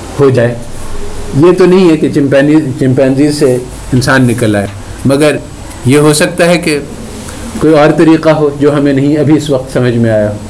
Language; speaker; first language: Urdu; native; Urdu